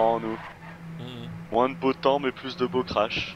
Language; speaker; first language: French; native; French